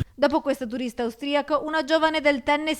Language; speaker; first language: Italian; native; Italian